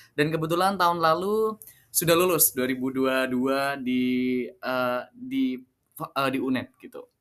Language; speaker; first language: Indonesian; non-native, local second language; Madurese